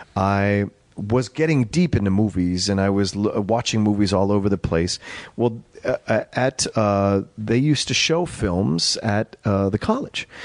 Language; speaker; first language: English; early bilingual, other home language; Spanish